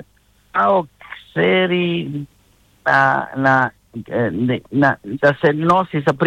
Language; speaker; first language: Greek; non-native, learner; Serbian